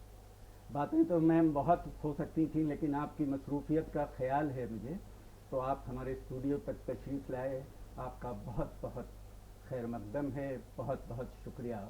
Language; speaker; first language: Urdu; native; Urdu